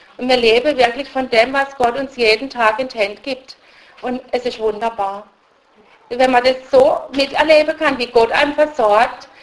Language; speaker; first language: German; early bilingual, other home language; Russian